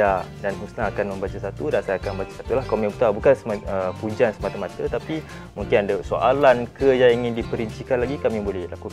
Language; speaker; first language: Malay; native; Malay